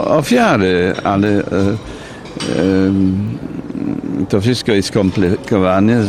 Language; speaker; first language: Polish; non-native, fluent; English